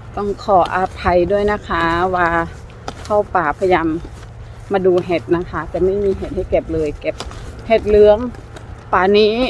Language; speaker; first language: Thai; non-native, local second language; Northern Khmer